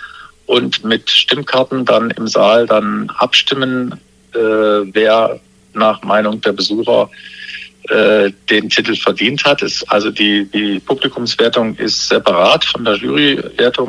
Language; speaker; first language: German; native; German